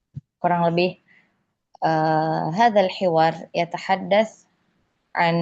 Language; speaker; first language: Arabic; non-native, fluent; Indonesian